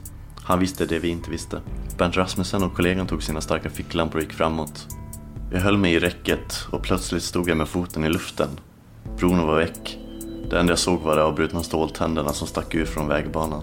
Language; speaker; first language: Swedish; native; Swedish